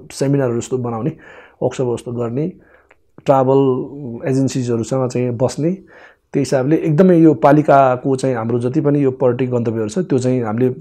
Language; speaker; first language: Nepali; non-native, local second language; Gurung